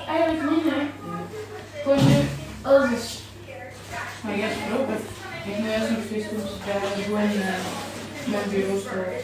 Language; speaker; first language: Dutch; early bilingual, other home language; French